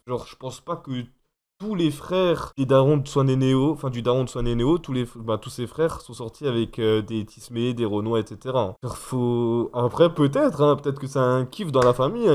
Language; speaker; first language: French; native; French